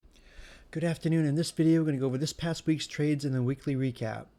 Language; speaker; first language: English; native; English